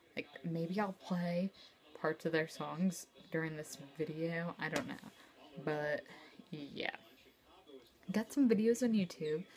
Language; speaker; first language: English; native; English